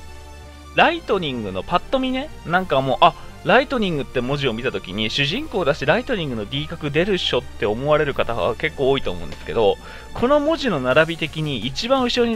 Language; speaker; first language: Japanese; native; Japanese